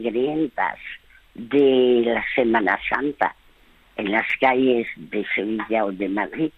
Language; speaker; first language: Spanish; early bilingual, other home language; French